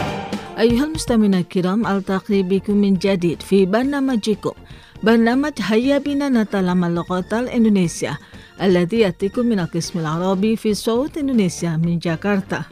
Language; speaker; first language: Arabic; non-native, fluent; Indonesian